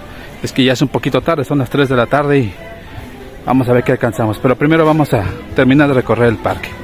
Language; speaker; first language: Spanish; native; Spanish